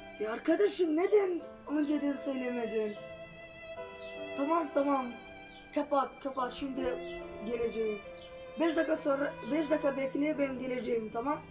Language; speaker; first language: Turkish; non-native, learner; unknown